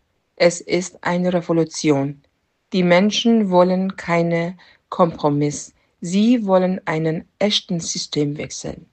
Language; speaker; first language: German; non-native, fluent; Persian